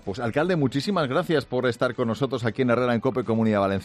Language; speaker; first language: Spanish; native; Spanish